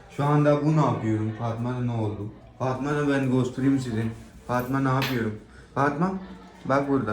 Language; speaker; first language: Turkish; non-native, learner; Urdu